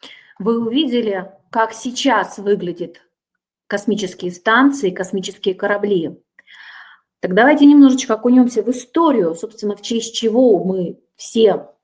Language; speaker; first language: Russian; native; Russian